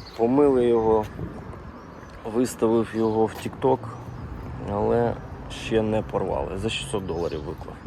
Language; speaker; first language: Ukrainian; non-native, local second language; Russian